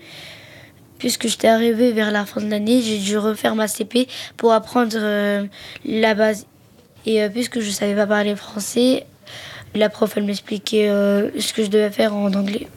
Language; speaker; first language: French; early bilingual, other home language; Arabic